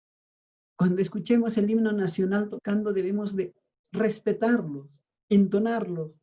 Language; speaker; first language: Spanish; native; Spanish